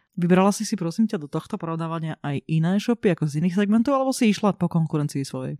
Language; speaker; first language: Slovak; non-native, local second language; Hungarian